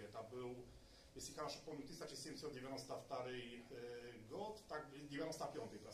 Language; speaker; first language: Polish; non-native, learner; Russian